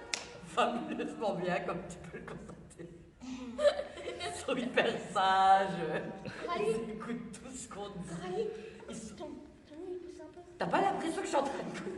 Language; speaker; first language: French; native; French